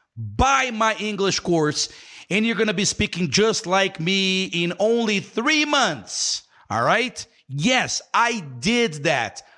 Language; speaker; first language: English; non-native, fluent; Portuguese